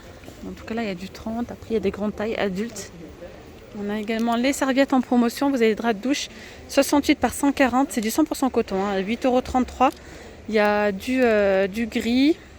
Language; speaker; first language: French; native; French